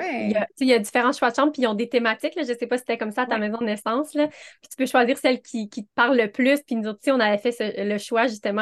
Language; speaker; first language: French; native; French